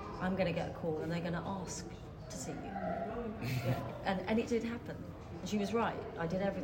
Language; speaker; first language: English; native; English